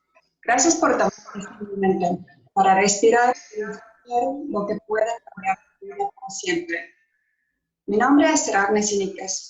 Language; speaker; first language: Spanish; non-native, fluent; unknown